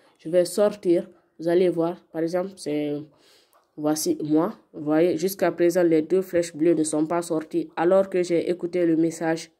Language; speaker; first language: French; non-native, local second language; Fula